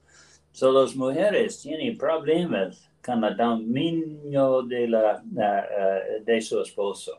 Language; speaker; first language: Spanish; non-native, learner; English